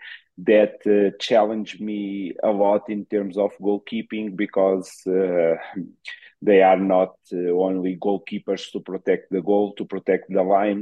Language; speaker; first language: English; non-native, fluent; Portuguese